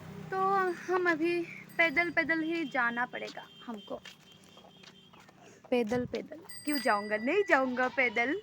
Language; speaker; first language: Hindi; non-native, local second language; Assamese